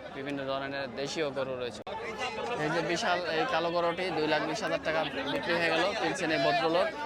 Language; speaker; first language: Bangla; native; Bangla